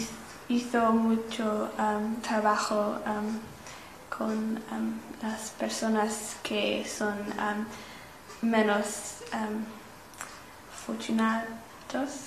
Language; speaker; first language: Spanish; non-native, learner; English